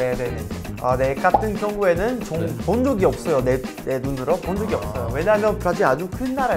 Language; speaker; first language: Korean; non-native, learner; Portuguese